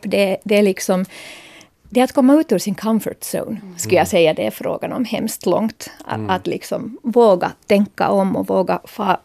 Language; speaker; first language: Swedish; native; Swedish